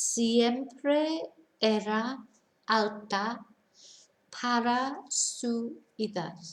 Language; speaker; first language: Spanish; non-native, fluent; English